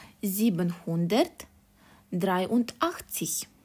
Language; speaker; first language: German; non-native, fluent; Russian